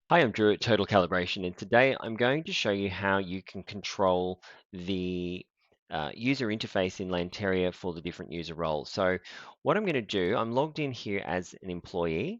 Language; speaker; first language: English; native; English